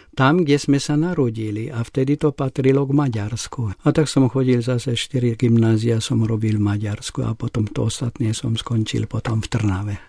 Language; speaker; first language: Slovak; non-native, local second language; Hungarian